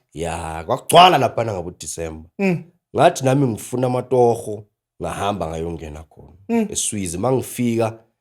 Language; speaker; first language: Zulu; native; Zulu